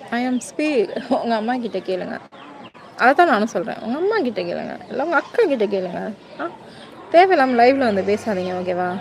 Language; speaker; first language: Tamil; non-native, local second language; Telugu